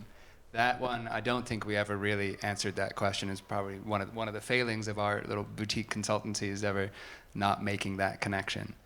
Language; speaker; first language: English; native; English